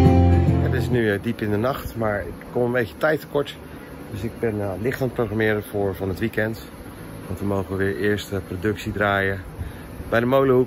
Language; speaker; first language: Dutch; native; Dutch